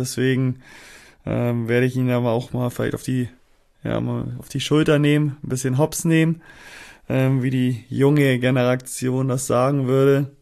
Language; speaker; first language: German; native; German